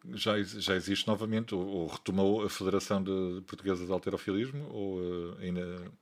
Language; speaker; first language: Portuguese; native; Portuguese